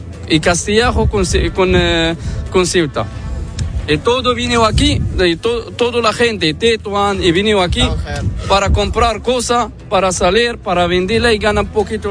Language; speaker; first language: Spanish; non-native, learner; Arabic